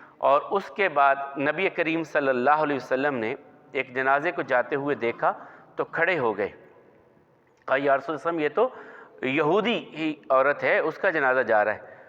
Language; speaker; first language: Urdu; non-native, local second language; Punjabi